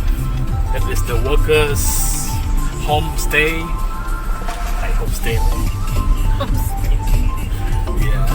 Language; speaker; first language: English; non-native, local second language; Malay